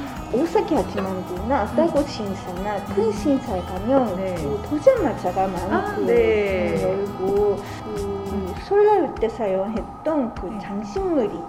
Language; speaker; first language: Korean; non-native, fluent; Japanese